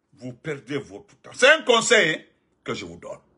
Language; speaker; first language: French; non-native, local second language; Fula